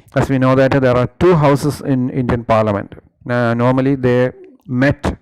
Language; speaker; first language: English; non-native, local second language; Malayalam